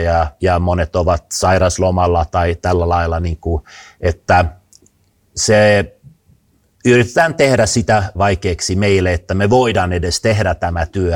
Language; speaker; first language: Finnish; non-native, fluent; Swedish